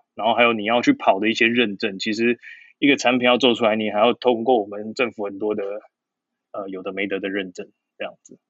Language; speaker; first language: Chinese; native; Chinese